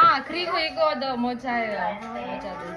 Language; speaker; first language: Korean; non-native, learner; Kazakh